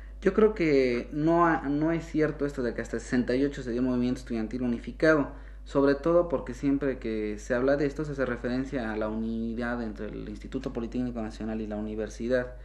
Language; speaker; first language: Spanish; native; Spanish